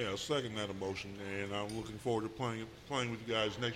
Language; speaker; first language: English; native; English